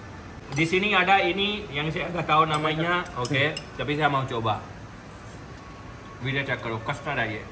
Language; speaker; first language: Indonesian; non-native, learner; Punjabi